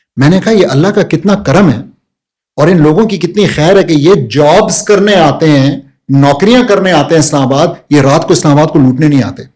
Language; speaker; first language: Urdu; early bilingual, heritage; Urdu